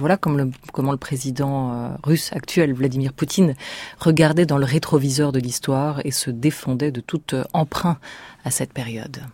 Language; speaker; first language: French; native; French